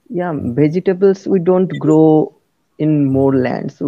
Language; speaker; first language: English; non-native, local second language; Hindi